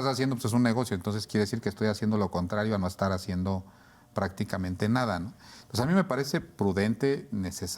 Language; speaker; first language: Spanish; native; Spanish